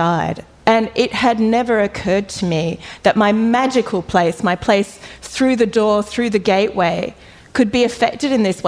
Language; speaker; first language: English; native; English